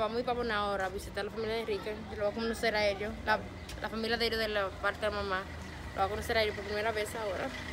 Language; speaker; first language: Spanish; early bilingual, heritage; Spanish